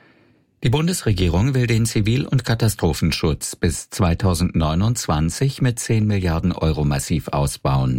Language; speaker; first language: German; native; German